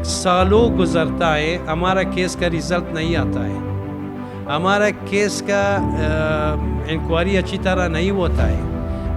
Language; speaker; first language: Hindi; non-native, fluent; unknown